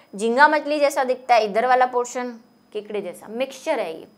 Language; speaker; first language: Hindi; native; Hindi